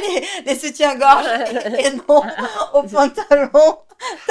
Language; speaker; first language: French; non-native, fluent; Portuguese